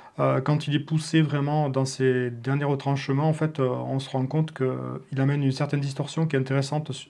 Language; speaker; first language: French; native; French